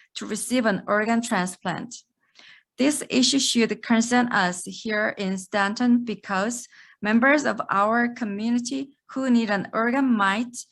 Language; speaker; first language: English; non-native, fluent; Korean